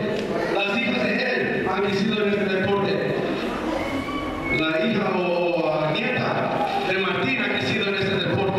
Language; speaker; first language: Spanish; early bilingual, heritage; Spanish